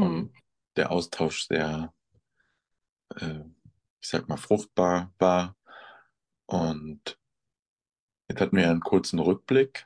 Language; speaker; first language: German; native; German